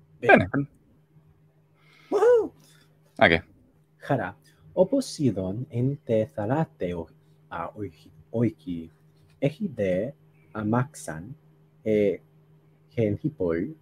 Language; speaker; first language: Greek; non-native, learner; Spanish